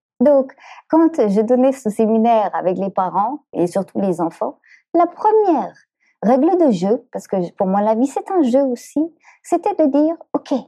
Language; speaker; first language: French; native; French